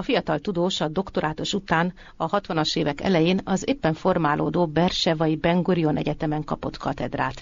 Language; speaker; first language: Hungarian; native; Hungarian